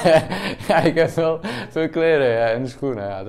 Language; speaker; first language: Dutch; non-native, learner; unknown